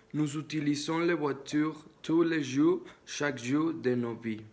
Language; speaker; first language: French; non-native, learner; Spanish